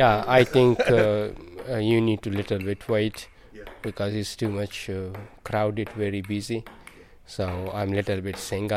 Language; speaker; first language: English; non-native, learner; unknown